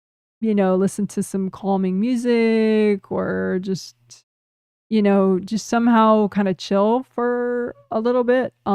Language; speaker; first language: English; native; English